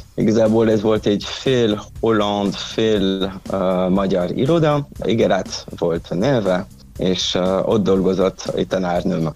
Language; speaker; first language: Hungarian; non-native, fluent; French